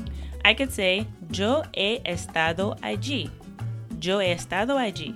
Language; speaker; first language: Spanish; non-native, fluent; English